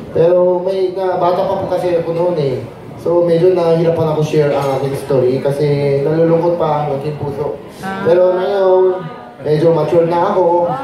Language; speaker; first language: Filipino; non-native, fluent; Korean